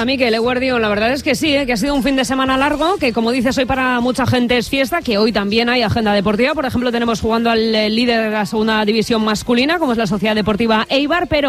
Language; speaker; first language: Spanish; native; Spanish